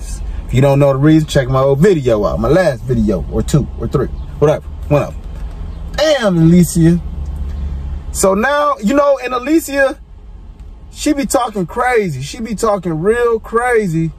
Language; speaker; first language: English; native; English